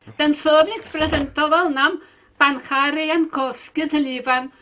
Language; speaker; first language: Polish; early bilingual, heritage; Polish